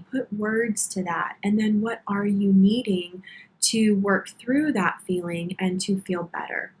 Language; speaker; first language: English; native; English